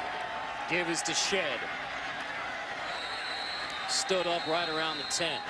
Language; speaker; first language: English; native; English